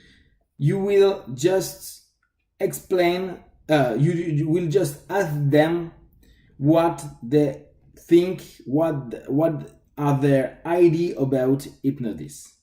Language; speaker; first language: English; non-native, fluent; French